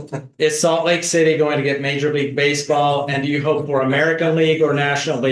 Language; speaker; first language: English; native; English